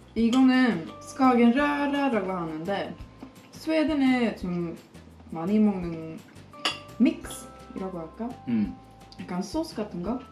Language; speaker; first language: Korean; non-native, fluent; Swedish